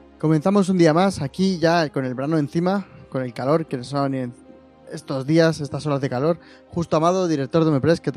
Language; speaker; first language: Spanish; native; Spanish